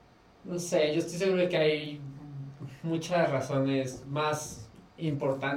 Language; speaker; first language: Spanish; native; Spanish